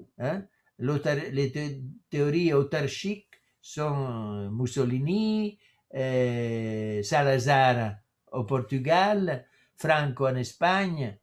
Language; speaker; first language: French; non-native, fluent; Italian